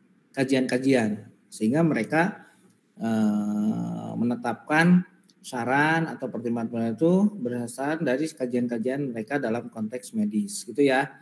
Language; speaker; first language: Indonesian; native; Indonesian